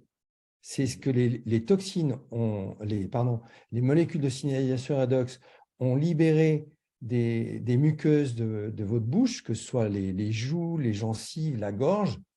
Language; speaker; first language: French; native; French